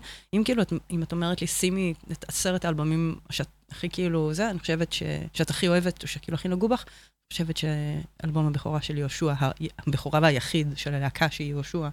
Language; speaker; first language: Hebrew; native; Hebrew